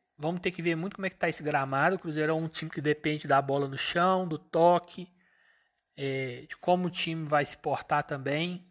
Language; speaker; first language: Portuguese; native; Portuguese